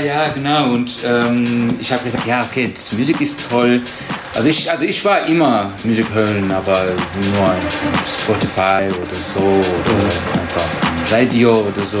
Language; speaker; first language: German; non-native, learner; Turkish